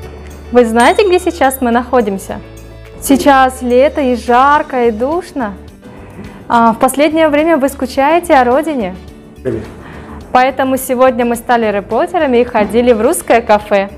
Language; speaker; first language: Russian; non-native, learner; Korean